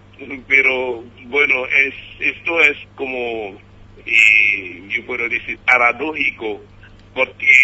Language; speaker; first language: Spanish; non-native, fluent; Haitian Creole